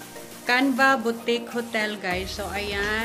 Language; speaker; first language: Filipino; native; Filipino